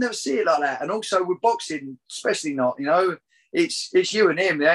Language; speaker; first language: English; native; English